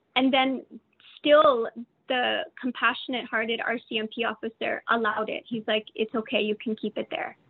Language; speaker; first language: English; native; English